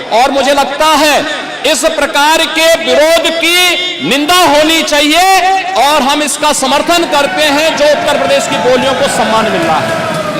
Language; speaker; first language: Hindi; native; Hindi